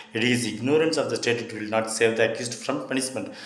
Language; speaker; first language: English; non-native, local second language; Tamil